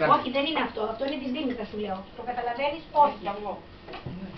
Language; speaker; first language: Greek; native; Greek